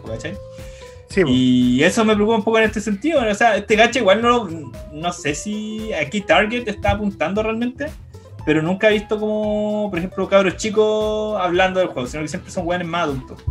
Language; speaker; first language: Spanish; native; Spanish